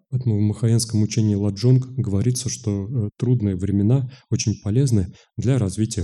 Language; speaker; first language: Russian; native; Russian